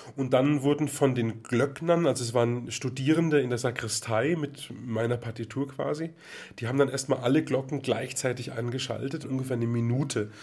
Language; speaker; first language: German; native; German